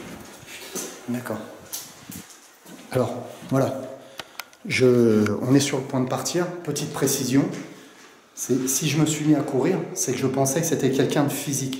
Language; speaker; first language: French; native; French